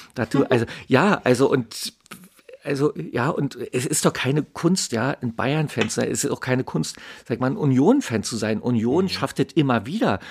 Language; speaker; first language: German; native; German